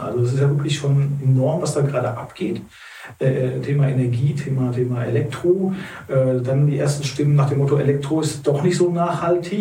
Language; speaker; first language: German; native; German